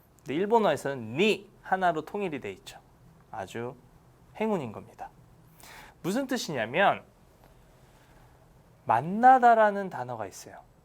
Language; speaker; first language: Korean; native; Korean